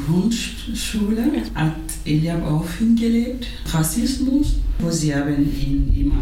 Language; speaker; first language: German; non-native, fluent; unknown